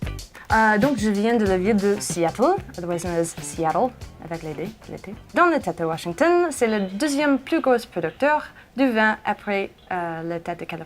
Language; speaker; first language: French; non-native, fluent; English